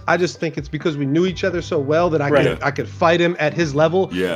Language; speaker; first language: English; native; English